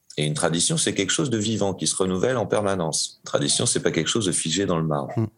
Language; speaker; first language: French; native; French